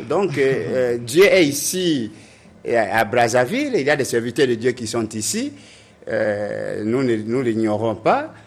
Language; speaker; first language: French; non-native, local second language; Lingala